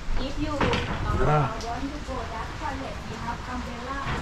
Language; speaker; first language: English; non-native, learner; Thai